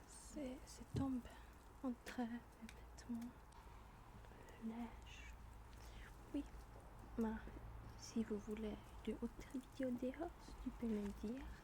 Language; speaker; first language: French; non-native, learner; German